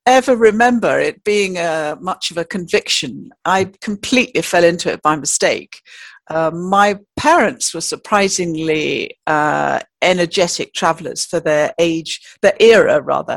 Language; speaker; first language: English; native; English